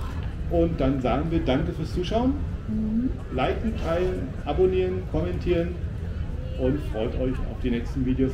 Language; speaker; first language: German; native; German